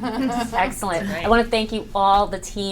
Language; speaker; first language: English; native; English